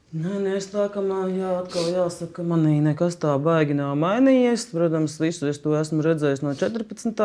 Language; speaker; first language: Latvian; non-native, fluent; Russian